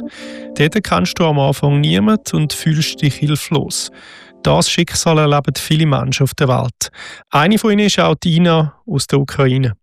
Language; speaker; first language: German; native; German